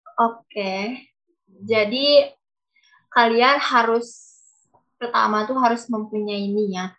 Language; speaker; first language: Indonesian; native; Indonesian